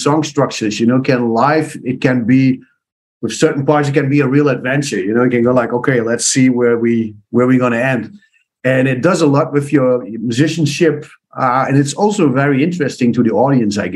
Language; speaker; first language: English; non-native, fluent; Dutch